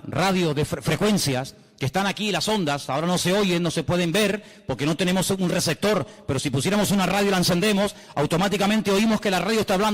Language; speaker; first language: Spanish; native; Spanish